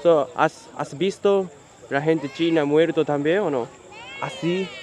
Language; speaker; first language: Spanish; non-native, learner; Japanese